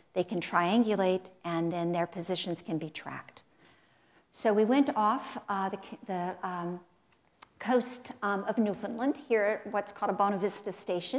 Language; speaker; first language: English; native; English